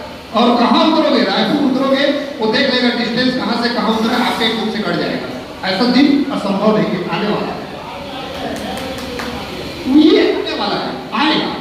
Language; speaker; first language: Hindi; native; Hindi